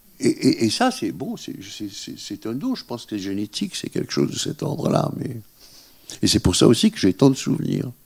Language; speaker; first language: French; non-native, local second language; Arabic